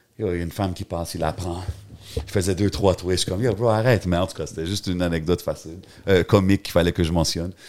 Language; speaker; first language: French; native; French